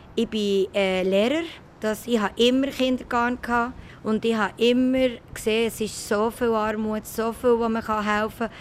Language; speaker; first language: German; non-native, fluent; Spanish